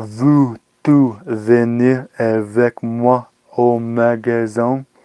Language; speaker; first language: French; non-native, learner; English